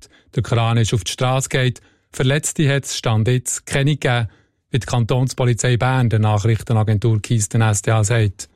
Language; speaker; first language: German; native; German